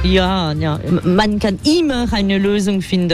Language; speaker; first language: German; non-native, learner; French